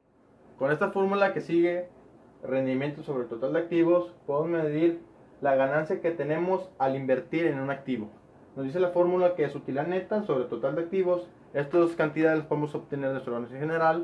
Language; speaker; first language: Spanish; native; Spanish